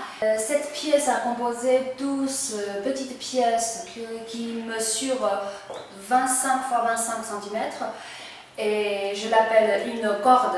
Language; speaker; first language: French; non-native, fluent; Chinese